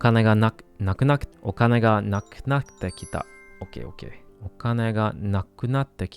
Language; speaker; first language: Japanese; non-native, learner; English